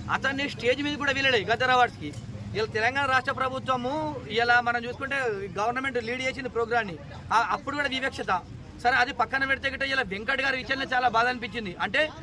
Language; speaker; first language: Telugu; native; Telugu